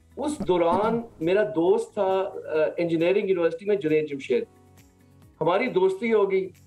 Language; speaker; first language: Urdu; native; Urdu